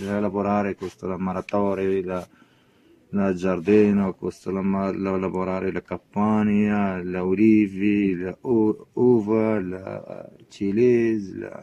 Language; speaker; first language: Italian; non-native, learner; Arabic